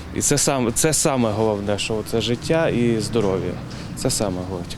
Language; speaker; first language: Ukrainian; native; Ukrainian